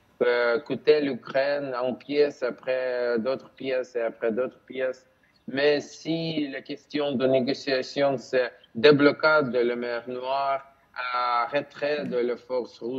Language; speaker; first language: French; non-native, learner; Ukrainian